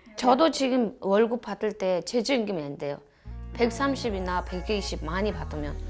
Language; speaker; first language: Korean; non-native, fluent; Mongolian